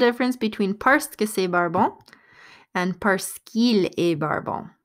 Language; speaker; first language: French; non-native, fluent; English